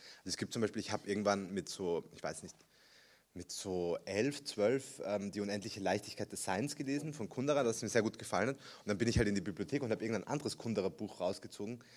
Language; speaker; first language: German; early bilingual, other home language; Spanish